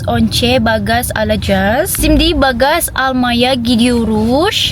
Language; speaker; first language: Turkish; non-native, learner; Indonesian